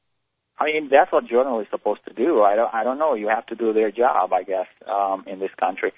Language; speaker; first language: English; native; English